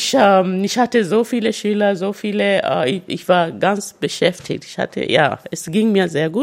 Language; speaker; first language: German; non-native, fluent; Luyia